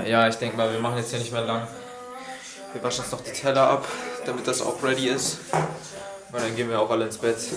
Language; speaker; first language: German; native; German